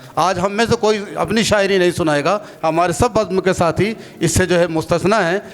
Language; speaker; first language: Hindi; native; Hindi